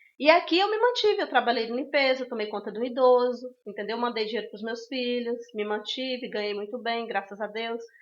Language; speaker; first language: Portuguese; native; Portuguese